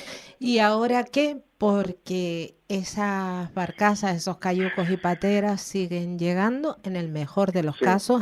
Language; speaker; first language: Spanish; native; Spanish